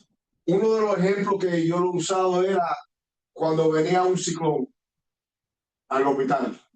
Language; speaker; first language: Spanish; early bilingual, heritage; Spanish